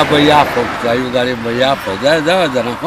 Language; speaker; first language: Hebrew; non-native, fluent; Romanian